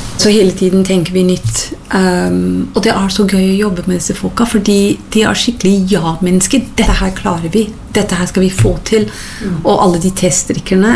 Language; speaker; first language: Norwegian; non-native, fluent; English